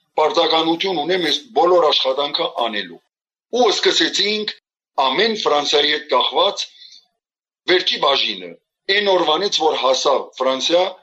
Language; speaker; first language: Armenian; early bilingual, heritage; Armenian